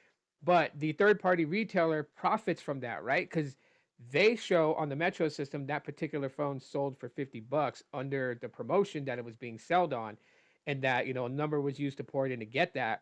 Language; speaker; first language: English; native; English